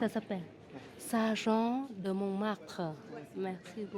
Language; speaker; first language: French; non-native, learner; Vietnamese